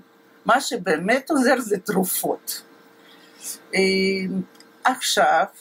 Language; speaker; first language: Hebrew; non-native, fluent; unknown